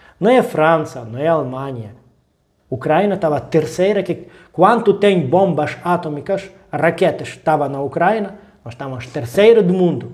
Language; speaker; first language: Portuguese; non-native, learner; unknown